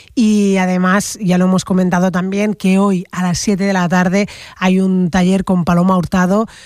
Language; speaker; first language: Spanish; non-native, local second language; Catalan